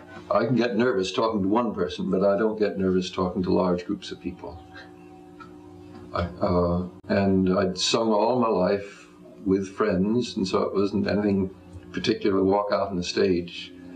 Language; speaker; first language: English; native; English